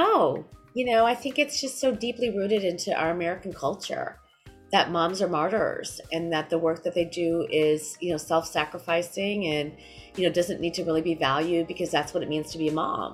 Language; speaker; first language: English; native; English